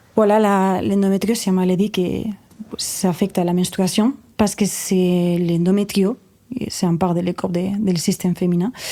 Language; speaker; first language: French; non-native, fluent; Spanish